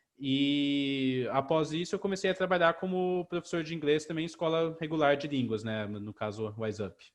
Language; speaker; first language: Portuguese; native; Portuguese